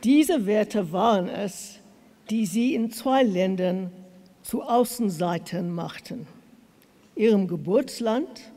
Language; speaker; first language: German; non-native, learner; English